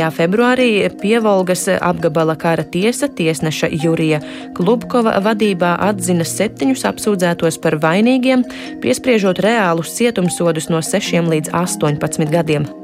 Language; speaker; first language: Latvian; native; Latvian